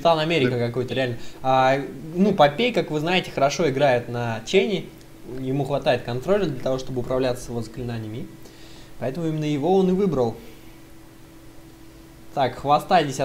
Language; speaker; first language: Russian; native; Russian